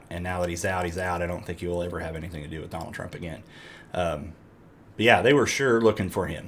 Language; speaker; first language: English; native; English